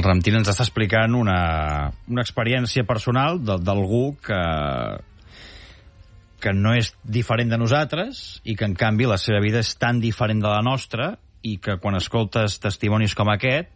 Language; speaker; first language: Catalan; native; Catalan